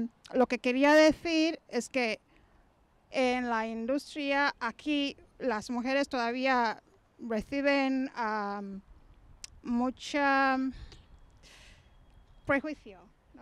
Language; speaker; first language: Spanish; non-native, fluent; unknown